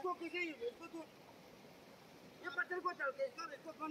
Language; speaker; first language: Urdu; non-native, local second language; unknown